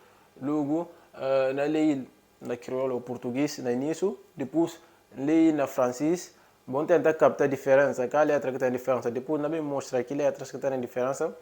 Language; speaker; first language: Portuguese; non-native, local second language; Upper Guinea Crioulo